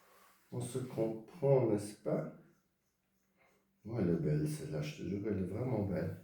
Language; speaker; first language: French; non-native, fluent; Dutch